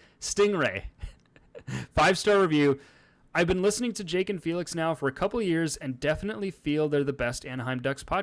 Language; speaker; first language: English; native; English